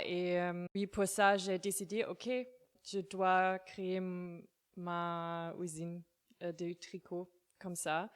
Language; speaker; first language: French; non-native, learner; German